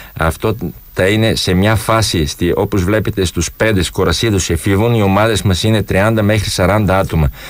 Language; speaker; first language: Greek; non-native, fluent; Polish